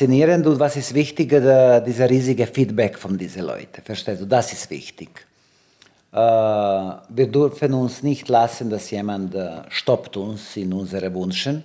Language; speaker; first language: German; non-native, learner; Serbian